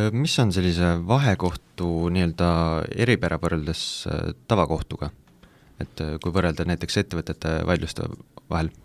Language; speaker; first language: Estonian; native; Estonian